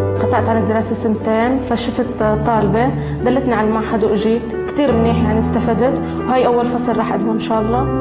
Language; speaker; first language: Arabic; native; Arabic